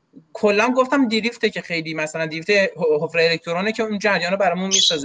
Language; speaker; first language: Persian; native; Persian